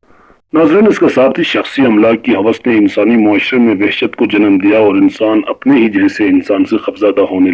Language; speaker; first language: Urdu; non-native, local second language; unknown